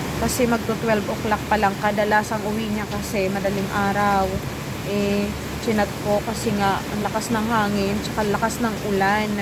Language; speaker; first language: Filipino; non-native, local second language; Masbatenyo